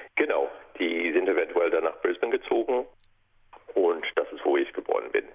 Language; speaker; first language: German; non-native, fluent; English